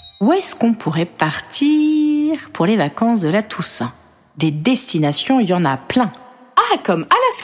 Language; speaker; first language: French; native; French